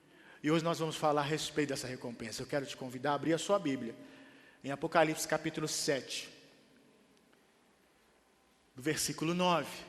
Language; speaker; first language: Portuguese; native; Portuguese